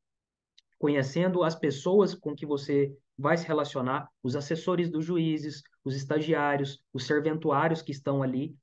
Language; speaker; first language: Portuguese; native; Portuguese